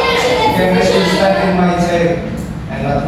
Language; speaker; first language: English; non-native, learner; Indonesian